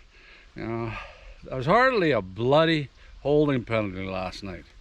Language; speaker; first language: English; native; English